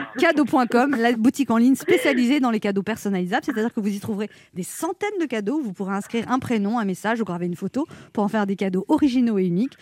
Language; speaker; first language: French; native; French